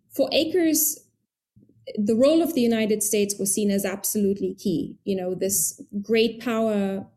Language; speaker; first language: English; non-native, fluent; German